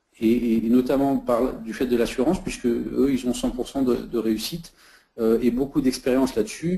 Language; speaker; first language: French; native; French